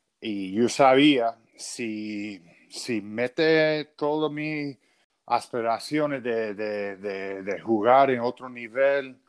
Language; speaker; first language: Spanish; non-native, fluent; English